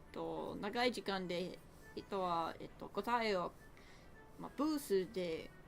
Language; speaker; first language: Japanese; non-native, learner; English